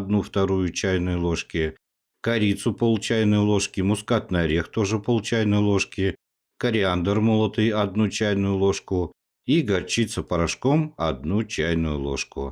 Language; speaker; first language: Russian; native; Russian